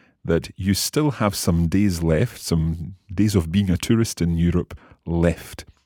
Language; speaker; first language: English; native; English